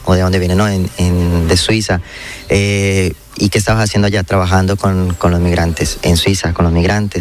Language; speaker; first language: Spanish; native; Spanish